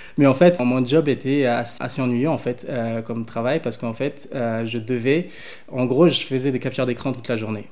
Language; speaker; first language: French; early bilingual, other home language; English